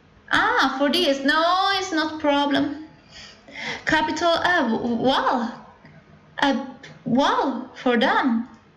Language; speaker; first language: English; non-native, learner; Italian